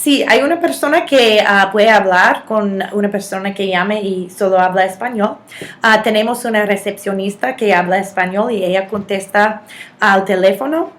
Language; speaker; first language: Spanish; non-native, fluent; English